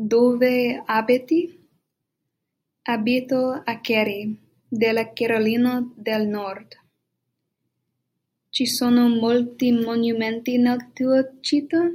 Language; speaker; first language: Italian; non-native, learner; English